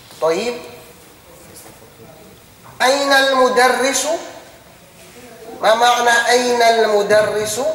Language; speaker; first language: Arabic; non-native, fluent; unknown